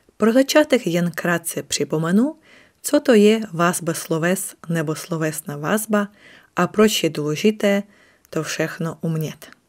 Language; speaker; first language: Czech; non-native, fluent; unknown